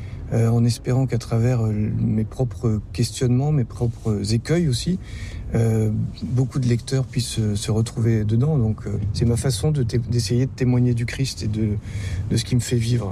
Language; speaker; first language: French; native; French